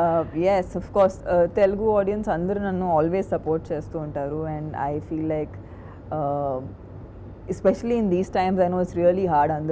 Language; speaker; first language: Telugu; non-native, fluent; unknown